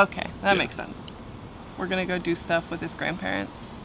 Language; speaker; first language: English; native; English